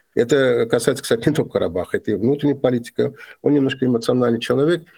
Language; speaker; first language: Russian; non-native, local second language; Azerbaijani